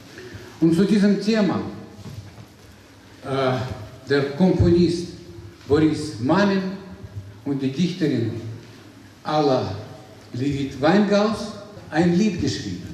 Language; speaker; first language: German; non-native, fluent; Russian